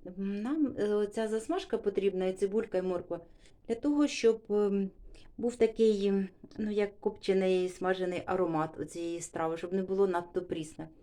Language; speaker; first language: Ukrainian; non-native, local second language; Russian